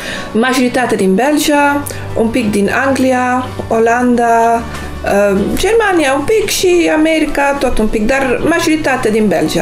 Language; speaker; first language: Romanian; non-native, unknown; Dutch